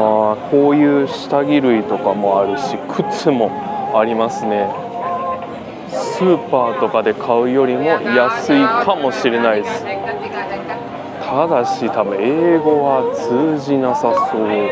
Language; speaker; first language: Japanese; native; Japanese